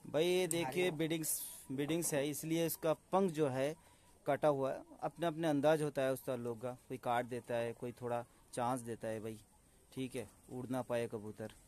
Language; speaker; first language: Hindi; non-native, local second language; Bangla